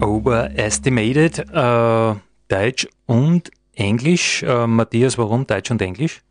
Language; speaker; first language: German; native; German